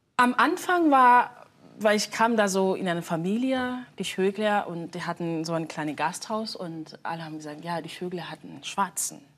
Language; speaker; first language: German; non-native, fluent; Swahili